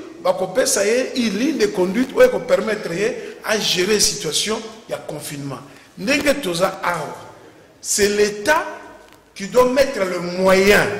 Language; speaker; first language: French; non-native, local second language; Lingala